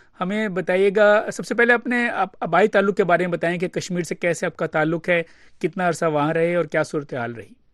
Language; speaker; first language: Urdu; native; Urdu